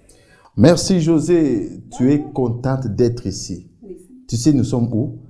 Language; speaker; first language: French; non-native, fluent; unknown